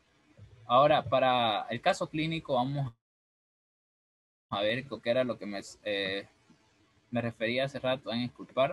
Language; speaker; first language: Spanish; native; Spanish